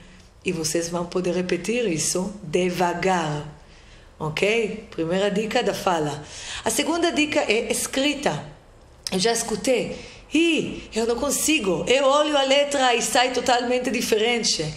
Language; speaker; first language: Portuguese; non-native, fluent; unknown